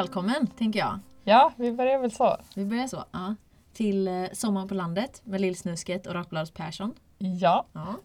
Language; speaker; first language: Swedish; native; Swedish